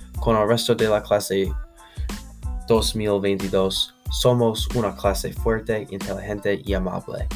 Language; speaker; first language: Spanish; non-native, learner; English